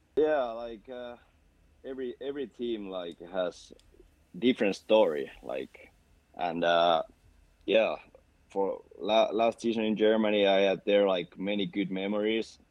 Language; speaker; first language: English; non-native, fluent; Finnish